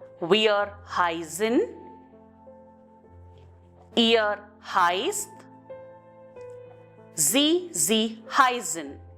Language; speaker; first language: German; non-native, fluent; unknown